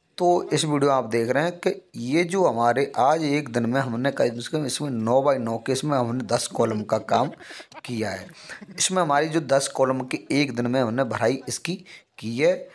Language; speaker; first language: Hindi; native; Hindi